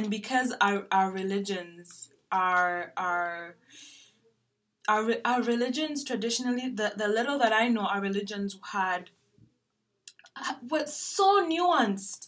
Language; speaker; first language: English; non-native, local second language; Ganda